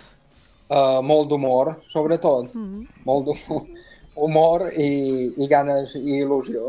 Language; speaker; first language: Catalan; native; Catalan